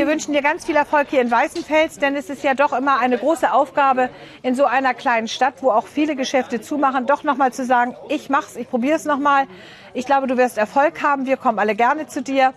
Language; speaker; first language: German; native; German